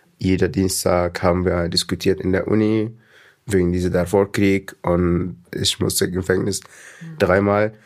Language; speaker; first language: German; non-native, fluent; Arabic